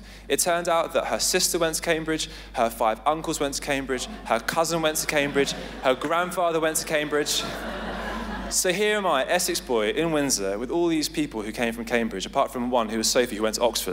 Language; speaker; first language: English; native; English